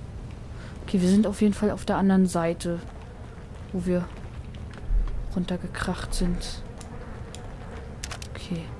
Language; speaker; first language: German; native; German